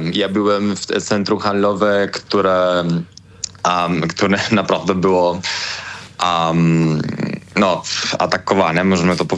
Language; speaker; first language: Polish; non-native, fluent; Spanish